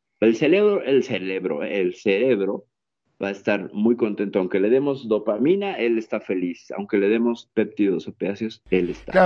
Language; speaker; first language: Spanish; native; Spanish